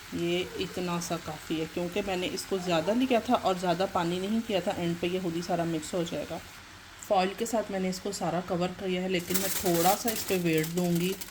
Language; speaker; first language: Urdu; non-native, local second language; Punjabi